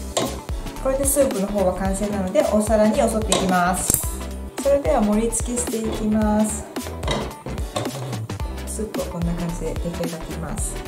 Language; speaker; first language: Japanese; native; Japanese